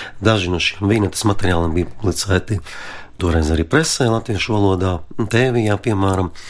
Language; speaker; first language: Latvian; non-native, local second language; Russian